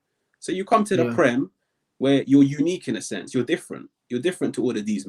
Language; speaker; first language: English; native; English